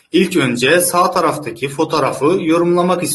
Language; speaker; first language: Turkish; non-native, fluent; Uzbek